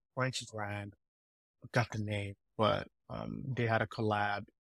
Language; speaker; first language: English; early bilingual, heritage; Italian